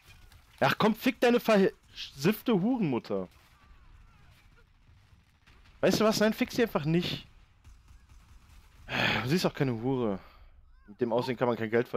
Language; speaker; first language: German; native; German